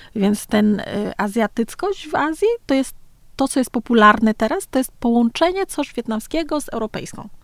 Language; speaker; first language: Polish; early bilingual, other home language; Vietnamese